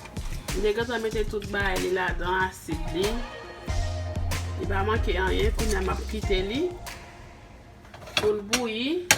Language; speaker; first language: French; non-native, learner; Haitian Creole